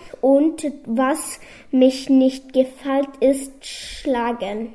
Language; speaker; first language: German; non-native, local second language; Arabic